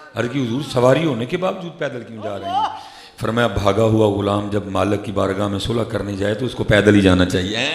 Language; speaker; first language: Urdu; non-native, local second language; Punjabi